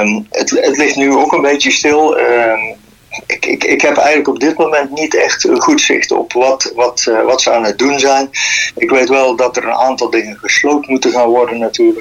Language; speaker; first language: Dutch; native; Dutch